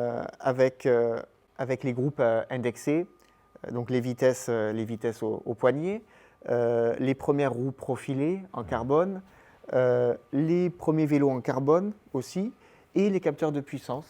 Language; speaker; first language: French; native; French